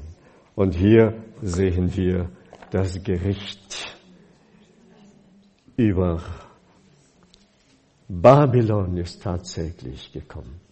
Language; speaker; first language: German; non-native, fluent; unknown